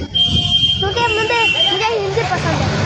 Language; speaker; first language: Hindi; non-native, local second language; Kannada